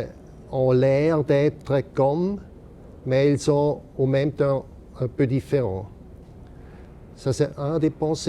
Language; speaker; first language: French; non-native, fluent; German